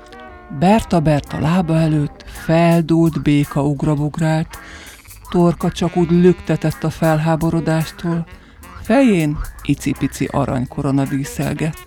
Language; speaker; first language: Hungarian; native; Hungarian